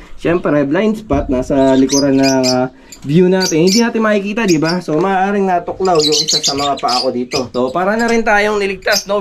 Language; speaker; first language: Filipino; non-native, local second language; Pampanga